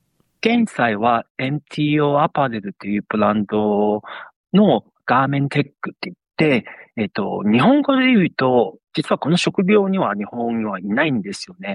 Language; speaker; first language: Japanese; non-native, fluent; Chinese